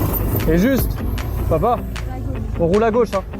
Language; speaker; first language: French; native; French